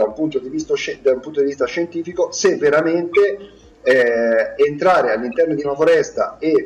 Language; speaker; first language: Italian; native; Italian